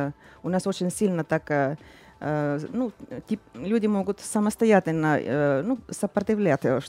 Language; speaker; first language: Russian; non-native, fluent; Finnish